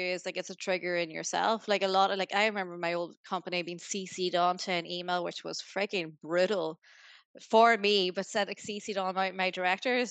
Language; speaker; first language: English; native; English